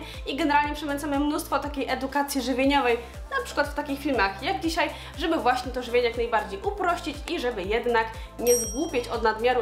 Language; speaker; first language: Polish; native; Polish